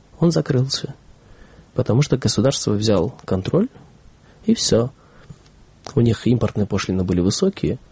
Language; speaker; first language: Russian; non-native, local second language; Kyrgyz